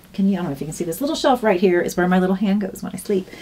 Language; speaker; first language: English; native; English